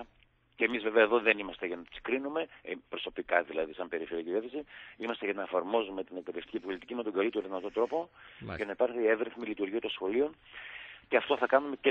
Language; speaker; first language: Greek; native; Greek